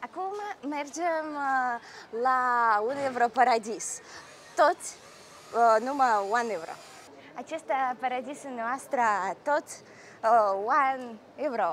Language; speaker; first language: Romanian; non-native, learner; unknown